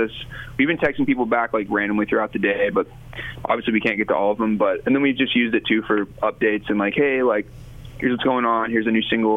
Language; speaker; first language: English; native; English